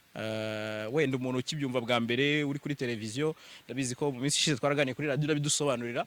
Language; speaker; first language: Kinyarwanda; native; Kinyarwanda